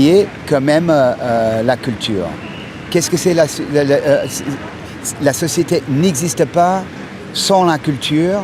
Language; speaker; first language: French; non-native, fluent; English